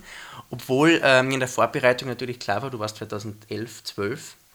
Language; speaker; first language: German; native; German